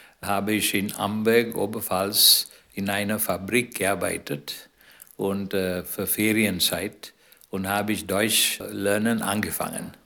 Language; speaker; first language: German; non-native, learner; Sinhala